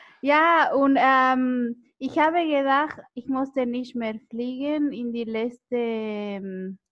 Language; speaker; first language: German; non-native, learner; Spanish